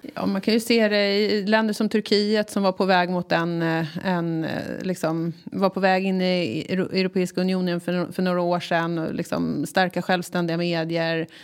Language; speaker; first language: Swedish; native; Swedish